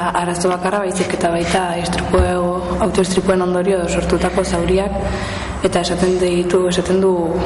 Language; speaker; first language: Basque; non-native, local second language; Spanish